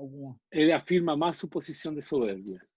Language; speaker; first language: Portuguese; non-native, learner; Spanish